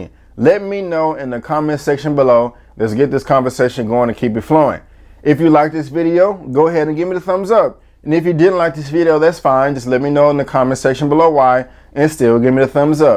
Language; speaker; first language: English; native; English